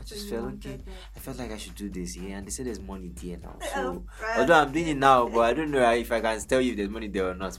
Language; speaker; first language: English; non-native, local second language; Yoruba